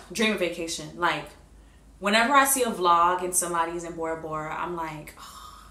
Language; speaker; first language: English; native; English